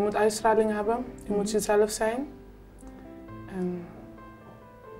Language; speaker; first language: Dutch; early bilingual, other home language; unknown